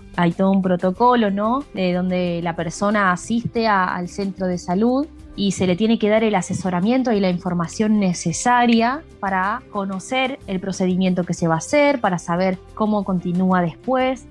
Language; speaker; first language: Spanish; native; Spanish